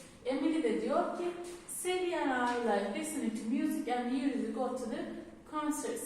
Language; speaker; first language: English; non-native, fluent; Turkish